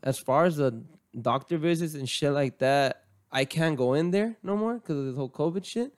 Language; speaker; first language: English; early bilingual, other home language; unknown